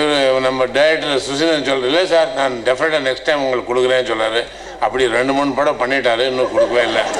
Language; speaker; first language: Tamil; non-native, learner; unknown